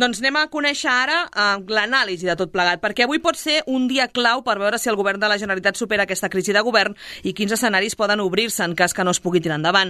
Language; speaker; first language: Catalan; native; Catalan